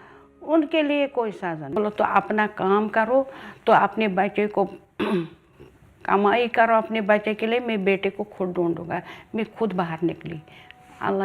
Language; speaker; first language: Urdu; non-native, local second language; Kashmiri